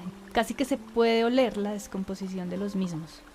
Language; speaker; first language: Spanish; native; Spanish